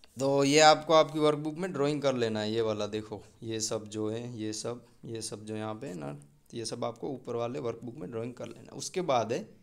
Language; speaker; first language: Hindi; native; Hindi